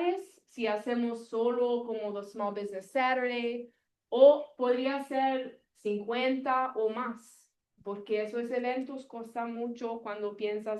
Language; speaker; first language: Spanish; non-native, learner; Italian